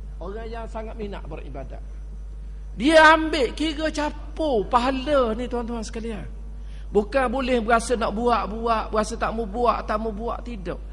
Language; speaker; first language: Malay; native; Malay